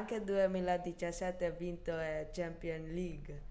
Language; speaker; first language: Italian; non-native, learner; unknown